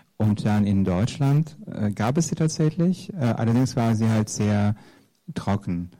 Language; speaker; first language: German; early bilingual, other home language; Turkish